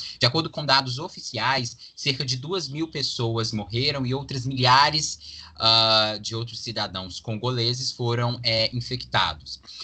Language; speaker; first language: Portuguese; native; Portuguese